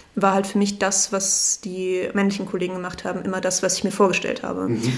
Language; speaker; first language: German; native; German